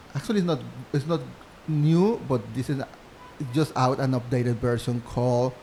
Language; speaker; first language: English; non-native, fluent; Spanish